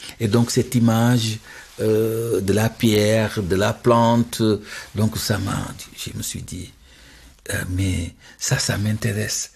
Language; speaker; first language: French; non-native, local second language; Wolof